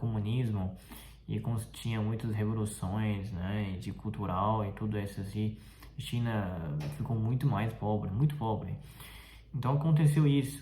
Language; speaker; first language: Portuguese; non-native, fluent; Chinese